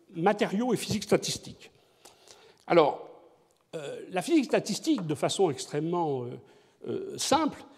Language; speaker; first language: French; native; French